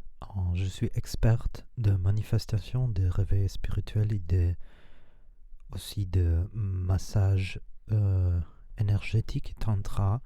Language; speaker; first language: French; non-native, learner; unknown